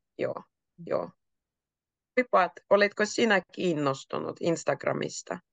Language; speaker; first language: Finnish; native; Finnish